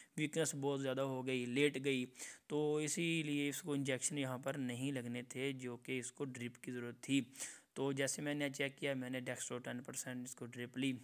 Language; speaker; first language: Urdu; non-native, local second language; Punjabi